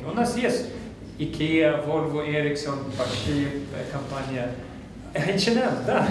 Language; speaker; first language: Russian; non-native, fluent; Swedish